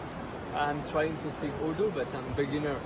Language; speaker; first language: English; non-native, fluent; French